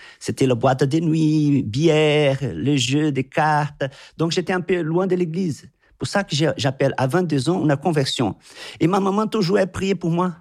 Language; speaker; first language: French; non-native, fluent; Portuguese